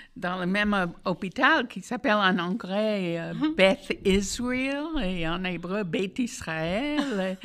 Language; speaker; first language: French; non-native, fluent; English